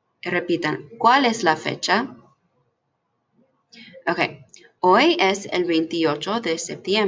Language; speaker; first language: Spanish; non-native, fluent; English